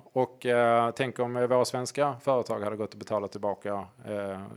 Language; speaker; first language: Swedish; native; Swedish